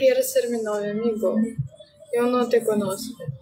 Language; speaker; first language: Spanish; non-native, learner; Russian